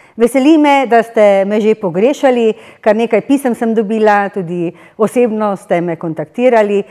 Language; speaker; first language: Slovenian; native; Slovenian